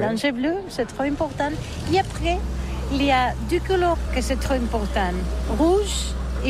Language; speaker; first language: French; non-native, learner; Catalan